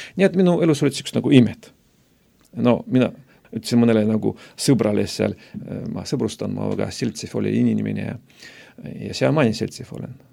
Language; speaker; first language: Estonian; non-native, local second language; Russian